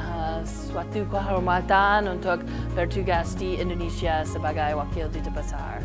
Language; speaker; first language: Indonesian; non-native, learner; English